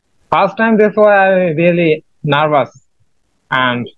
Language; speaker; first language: English; non-native, learner; Bangla